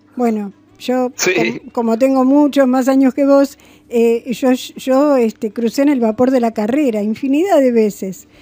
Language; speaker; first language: Spanish; native; Spanish